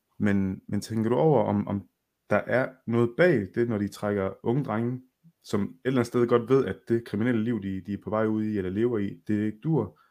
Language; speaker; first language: Danish; native; Danish